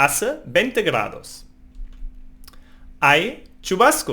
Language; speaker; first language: Spanish; non-native, fluent; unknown